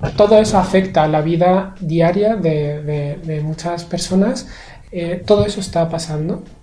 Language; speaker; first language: Spanish; early bilingual, other home language; Arabic